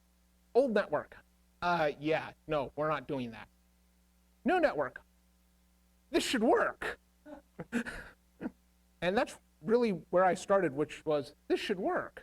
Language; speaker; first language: English; native; English